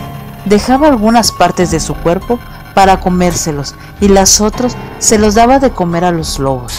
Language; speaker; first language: Spanish; native; Spanish